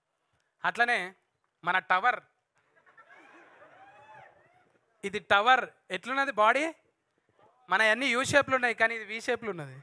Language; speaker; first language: Telugu; native; Telugu